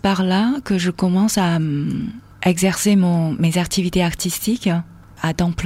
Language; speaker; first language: French; non-native, fluent; Chinese